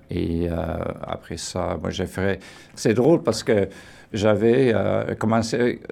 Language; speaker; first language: French; non-native, fluent; Portuguese